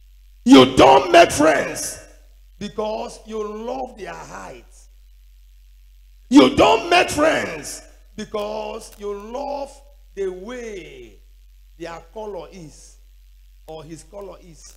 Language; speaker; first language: English; non-native, local second language; Igbo